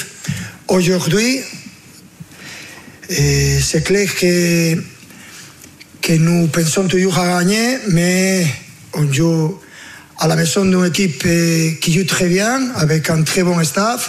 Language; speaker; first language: French; non-native, learner; Spanish